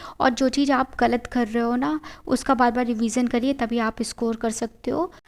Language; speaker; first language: Hindi; native; Hindi